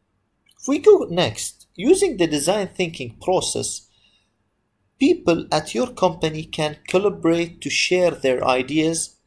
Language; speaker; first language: English; non-native, fluent; Arabic